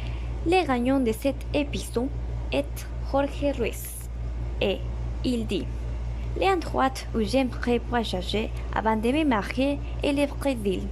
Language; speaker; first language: French; non-native, learner; Spanish